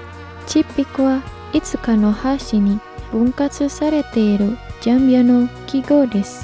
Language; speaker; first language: Japanese; non-native, fluent; Indonesian